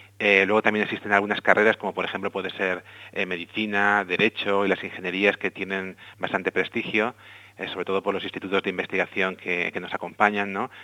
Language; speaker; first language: Spanish; native; Spanish